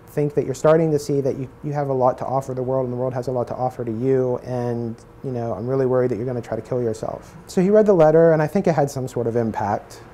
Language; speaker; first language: English; native; English